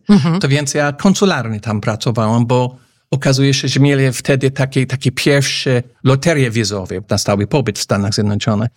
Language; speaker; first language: Polish; non-native, fluent; English